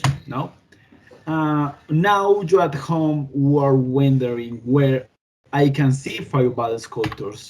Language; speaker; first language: English; non-native, learner; Spanish